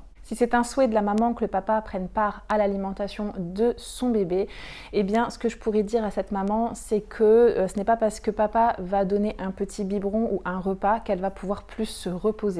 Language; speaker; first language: French; native; French